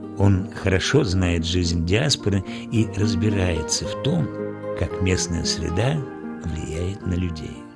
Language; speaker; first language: Russian; native; Russian